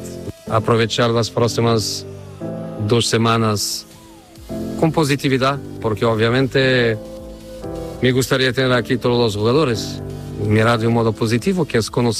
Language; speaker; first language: Spanish; non-native, fluent; Portuguese